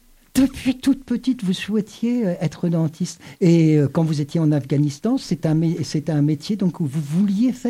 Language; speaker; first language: French; native; French